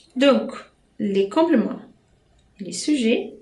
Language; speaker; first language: French; non-native, fluent; Portuguese